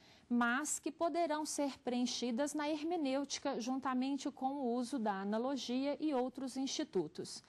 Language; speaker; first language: Portuguese; native; Portuguese